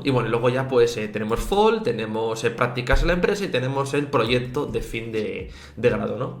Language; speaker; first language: Spanish; native; Spanish